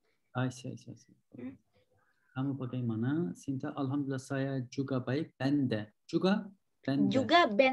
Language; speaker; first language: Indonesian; non-native, learner; Turkish